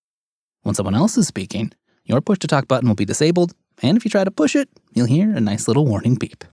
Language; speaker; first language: English; native; English